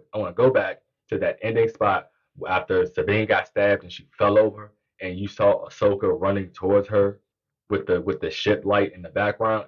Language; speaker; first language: English; native; English